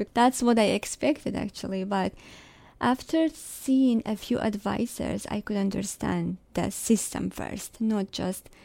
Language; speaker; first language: English; non-native, fluent; Arabic